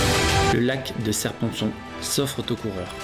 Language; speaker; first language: French; native; French